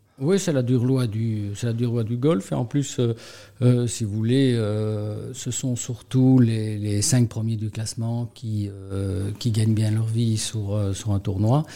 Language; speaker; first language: French; native; French